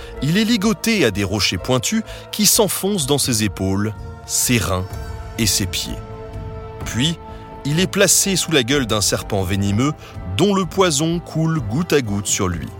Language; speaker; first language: French; native; French